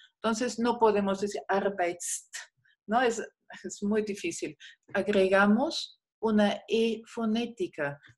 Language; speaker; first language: Spanish; non-native, fluent; German